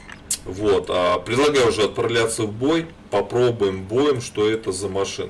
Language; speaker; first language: Russian; native; Russian